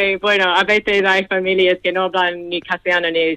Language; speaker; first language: Spanish; non-native, fluent; English